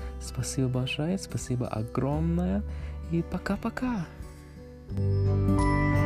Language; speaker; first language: Russian; non-native, learner; English